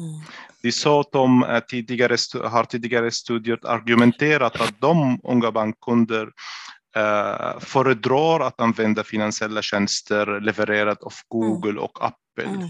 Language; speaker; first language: Swedish; non-native, fluent; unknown